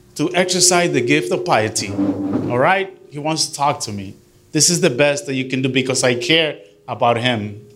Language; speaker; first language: English; early bilingual, other home language; Spanish